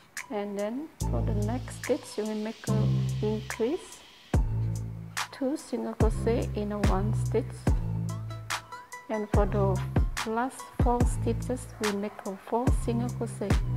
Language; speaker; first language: English; non-native, learner; Indonesian